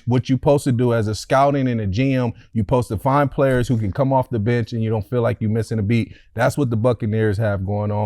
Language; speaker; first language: English; native; English